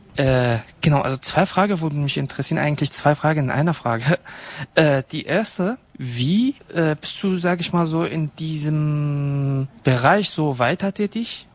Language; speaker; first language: German; non-native, fluent; Kurdish